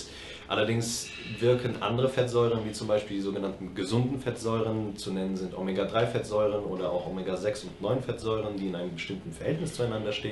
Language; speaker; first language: German; native; German